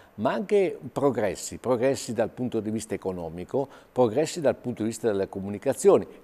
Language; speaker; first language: Italian; native; Italian